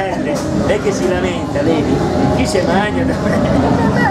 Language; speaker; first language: Italian; native; Italian